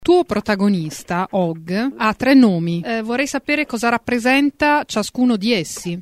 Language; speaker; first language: Italian; native; Italian